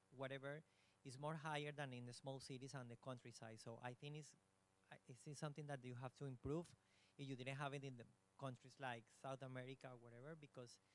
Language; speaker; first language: English; non-native, learner; Spanish